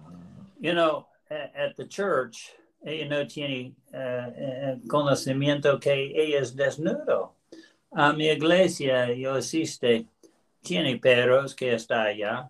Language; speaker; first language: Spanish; non-native, learner; English